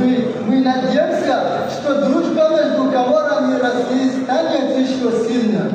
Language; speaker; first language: Russian; non-native, fluent; Comorian